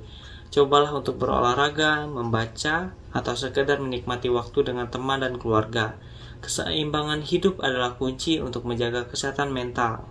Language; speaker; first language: Indonesian; native; Indonesian